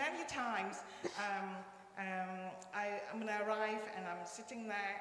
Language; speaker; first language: English; non-native, local second language; Cantonese